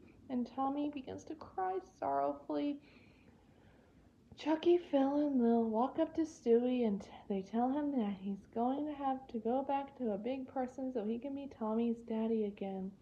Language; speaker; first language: English; native; English